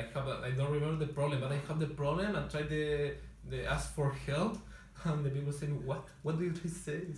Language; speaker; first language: English; non-native, learner; Spanish